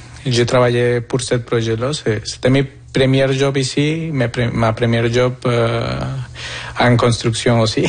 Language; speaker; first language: French; non-native, fluent; Spanish